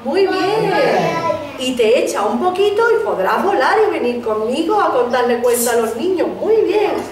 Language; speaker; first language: Spanish; native; Spanish